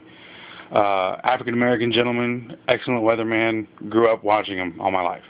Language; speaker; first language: English; native; English